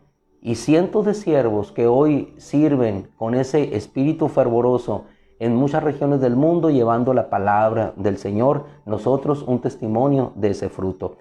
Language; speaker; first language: Spanish; native; Spanish